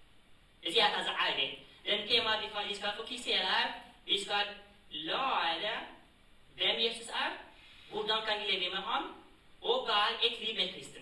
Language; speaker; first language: Norwegian; non-native, fluent; Tigrinya